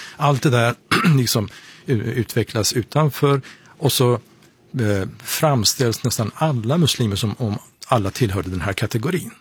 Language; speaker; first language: Swedish; non-native, fluent; Persian